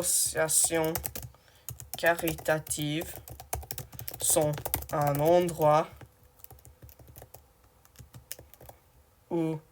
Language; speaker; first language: French; non-native, learner; English